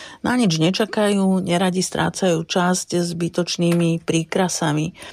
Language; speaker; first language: Slovak; native; Slovak